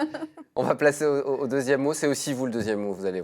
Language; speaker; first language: French; native; French